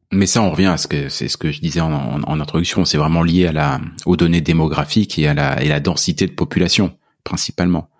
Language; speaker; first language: French; native; French